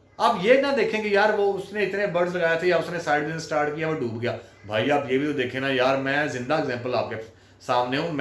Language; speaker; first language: Urdu; non-native, local second language; Punjabi